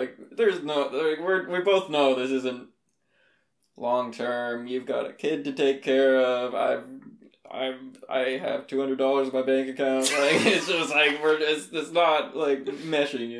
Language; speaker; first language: English; native; English